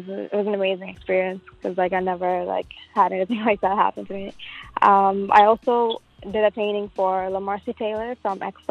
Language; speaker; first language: English; non-native, local second language; Tamil